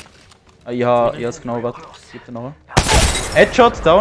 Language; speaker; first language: German; native; German